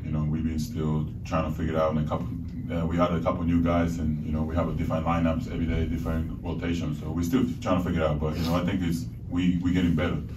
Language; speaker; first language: English; non-native, fluent; Japanese